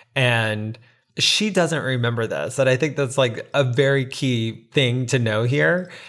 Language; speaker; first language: English; native; English